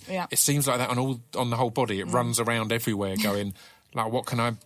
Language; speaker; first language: English; native; English